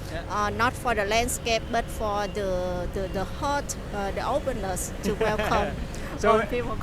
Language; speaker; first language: English; non-native, local second language; Vietnamese